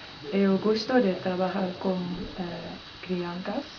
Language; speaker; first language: Portuguese; non-native, learner; Dutch